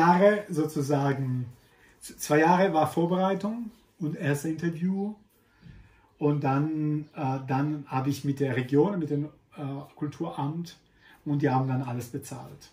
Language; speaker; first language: German; non-native, fluent; Italian